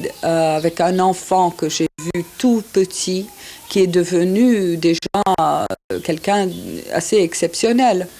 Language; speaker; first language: French; non-native, fluent; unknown